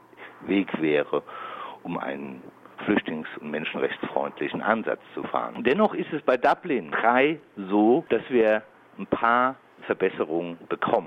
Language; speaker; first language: German; native; German